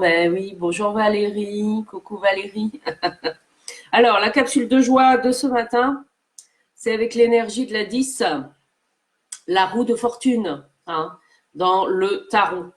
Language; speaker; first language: French; native; French